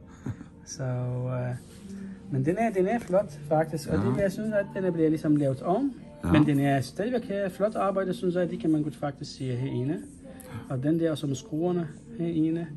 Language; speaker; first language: Danish; non-native, learner; Arabic